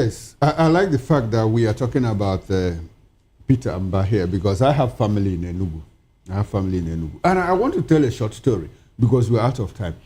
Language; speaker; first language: English; non-native, local second language; Igbo